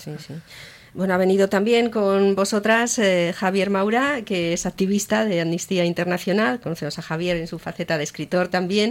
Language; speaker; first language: Spanish; native; Spanish